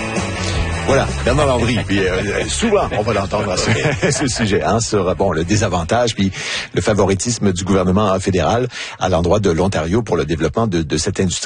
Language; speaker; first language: French; native; French